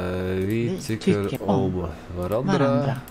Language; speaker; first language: Swedish; non-native, learner; English